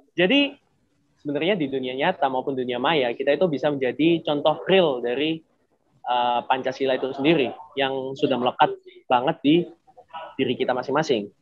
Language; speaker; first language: Indonesian; native; Indonesian